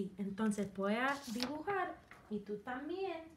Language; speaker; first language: Spanish; non-native, fluent; English